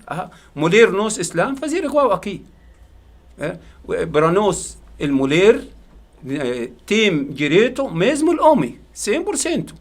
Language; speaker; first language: Portuguese; non-native, learner; Arabic